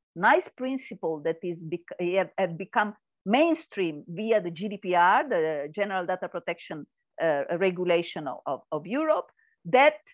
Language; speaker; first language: English; non-native, learner; Italian